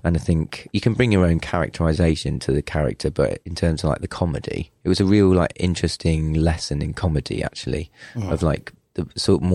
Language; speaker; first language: English; native; English